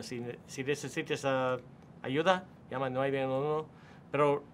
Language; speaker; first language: Spanish; non-native, learner; English